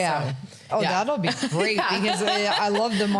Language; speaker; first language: English; native; English